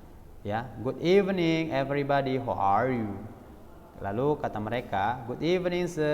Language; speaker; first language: English; non-native, learner; Indonesian